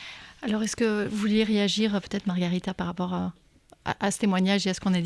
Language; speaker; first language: French; native; French